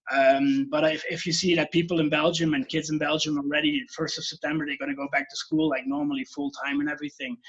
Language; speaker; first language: English; non-native, fluent; Dutch